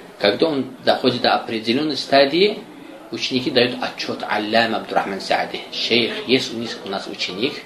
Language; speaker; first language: Russian; non-native, local second language; Azerbaijani